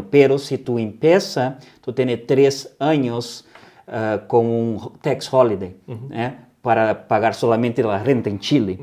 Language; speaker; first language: Spanish; non-native, fluent; Portuguese